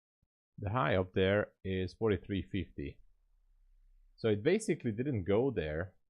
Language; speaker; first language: English; non-native, fluent; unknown